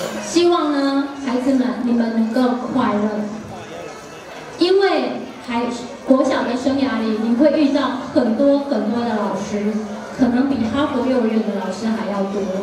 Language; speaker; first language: Chinese; native; Chinese